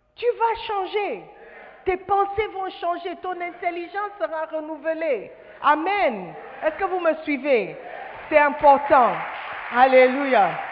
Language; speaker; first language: French; non-native, fluent; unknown